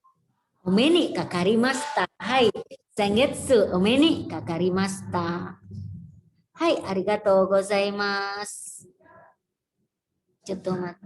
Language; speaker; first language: Japanese; non-native, fluent; Indonesian